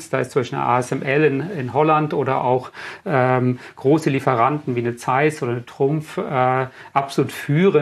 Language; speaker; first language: German; native; German